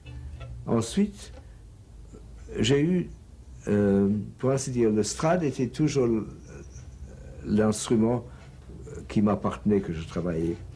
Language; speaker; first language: French; non-native, fluent; English